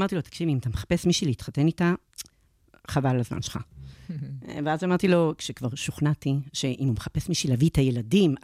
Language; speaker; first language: Hebrew; native; Hebrew